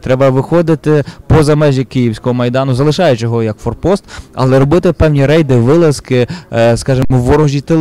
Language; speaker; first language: Ukrainian; native; Ukrainian